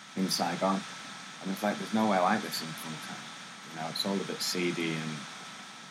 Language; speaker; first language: English; native; English